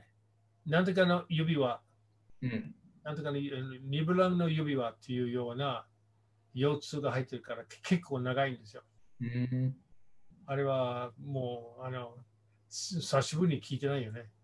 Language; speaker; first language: Japanese; non-native, fluent; English